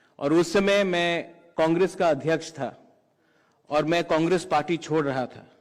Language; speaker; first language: Hindi; non-native, local second language; Kok Borok